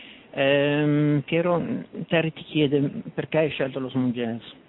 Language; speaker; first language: Italian; native; Italian